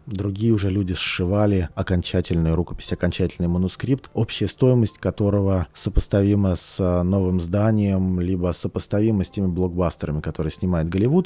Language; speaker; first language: Russian; native; Russian